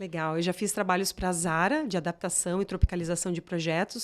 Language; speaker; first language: Portuguese; native; Portuguese